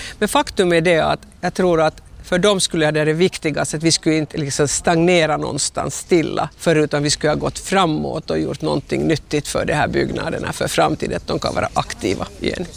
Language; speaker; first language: Swedish; non-native, local second language; Finnish